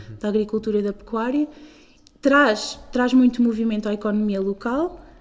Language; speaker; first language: Portuguese; native; Portuguese